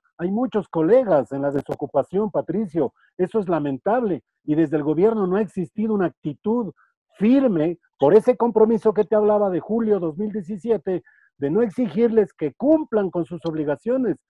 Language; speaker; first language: Spanish; native; Spanish